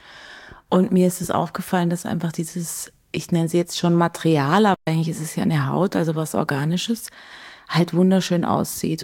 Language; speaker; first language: German; native; German